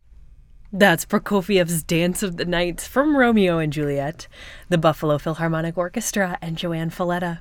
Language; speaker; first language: English; native; English